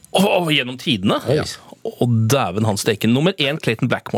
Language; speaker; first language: Norwegian; native; Norwegian